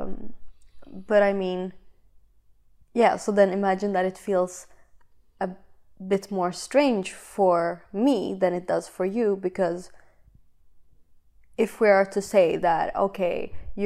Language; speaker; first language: English; non-native, fluent; Swedish